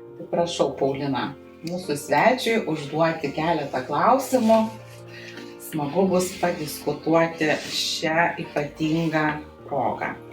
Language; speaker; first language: Lithuanian; native; Lithuanian